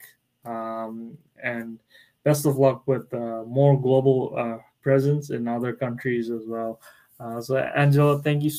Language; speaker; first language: English; non-native, local second language; Bangla